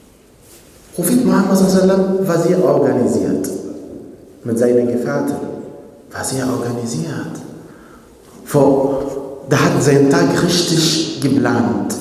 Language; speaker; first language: German; non-native, fluent; Arabic